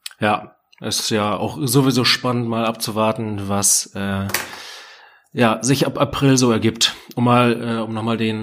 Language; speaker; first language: German; native; German